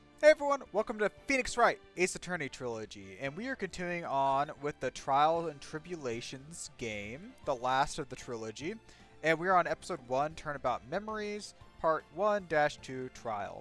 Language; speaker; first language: English; native; English